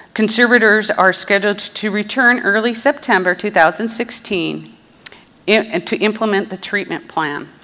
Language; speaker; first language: English; native; English